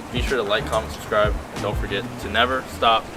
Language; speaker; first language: English; native; English